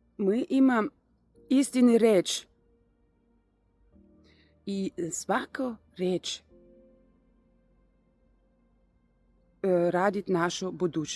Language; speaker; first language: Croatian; non-native, learner; Russian